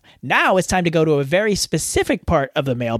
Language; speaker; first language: English; native; English